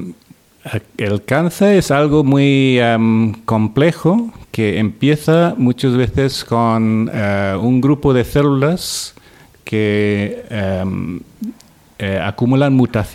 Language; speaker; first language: Spanish; non-native, fluent; English